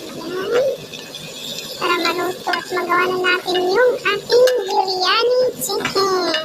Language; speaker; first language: Filipino; non-native, local second language; Maguindanaon